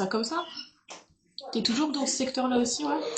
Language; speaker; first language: French; native; French